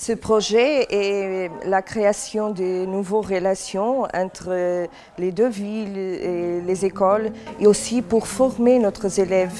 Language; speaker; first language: French; non-native, fluent; Portuguese